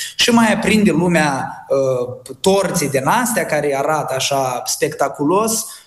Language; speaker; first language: Romanian; native; Romanian